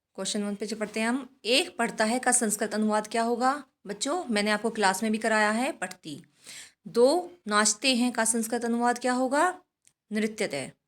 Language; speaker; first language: Hindi; native; Hindi